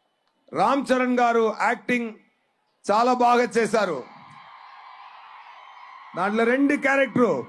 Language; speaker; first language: Telugu; non-native, fluent; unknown